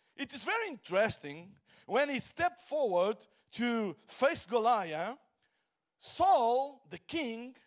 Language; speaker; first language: English; non-native, fluent; Portuguese